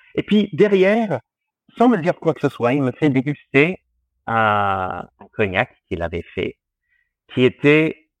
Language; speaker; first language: French; early bilingual, heritage; English